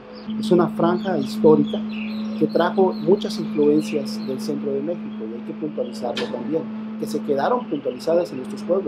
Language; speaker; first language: Spanish; native; Spanish